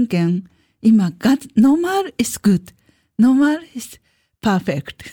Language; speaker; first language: German; non-native, learner; Japanese